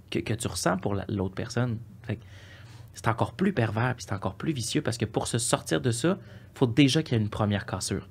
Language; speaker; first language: French; native; French